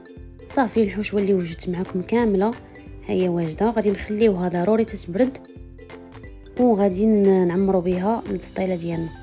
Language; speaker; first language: Arabic; native; Arabic